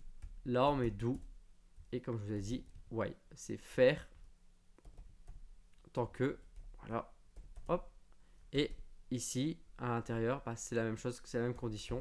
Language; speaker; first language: French; native; French